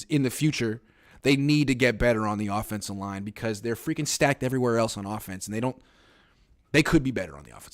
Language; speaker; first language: English; native; English